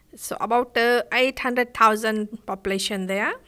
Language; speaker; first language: English; non-native, fluent; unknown